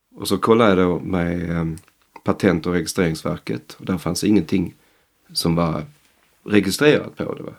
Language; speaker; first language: Swedish; native; Swedish